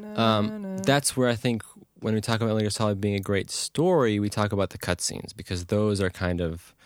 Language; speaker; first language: English; native; English